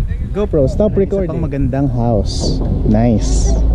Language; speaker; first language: English; non-native, local second language; Filipino